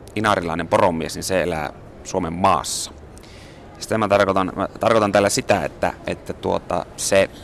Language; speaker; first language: Finnish; native; Finnish